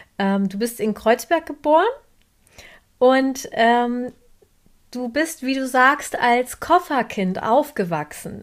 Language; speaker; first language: German; early bilingual, other home language; Turkish